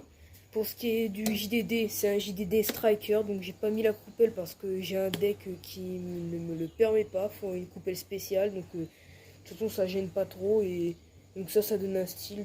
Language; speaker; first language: French; native; French